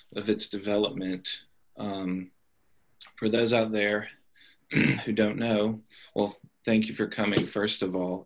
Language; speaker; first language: English; native; English